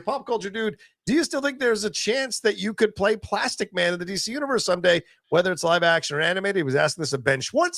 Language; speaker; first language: English; native; English